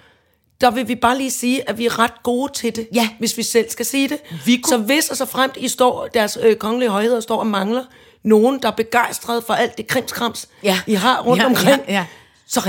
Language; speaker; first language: Danish; native; Danish